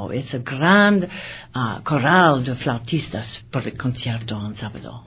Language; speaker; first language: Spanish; non-native, learner; English